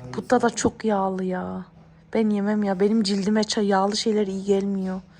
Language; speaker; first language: Turkish; early bilingual, heritage; Turkish